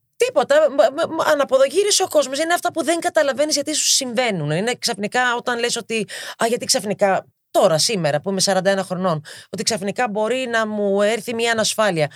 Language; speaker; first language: Greek; early bilingual, heritage; Greek